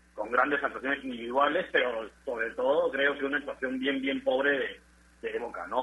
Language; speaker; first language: Spanish; native; Spanish